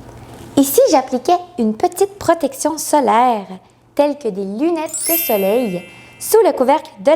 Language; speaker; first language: French; native; French